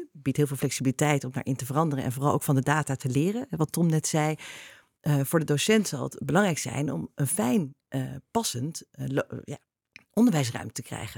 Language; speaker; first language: Dutch; native; Dutch